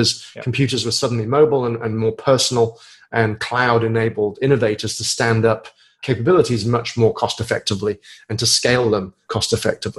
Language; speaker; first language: English; native; English